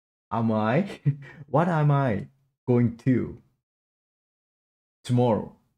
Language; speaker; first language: English; non-native, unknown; Japanese